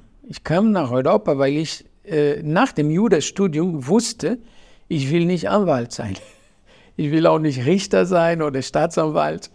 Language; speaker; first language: German; non-native, fluent; Portuguese